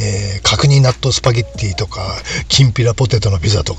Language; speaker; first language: Japanese; native; Japanese